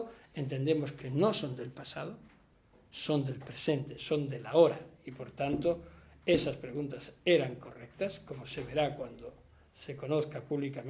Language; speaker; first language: Spanish; native; Spanish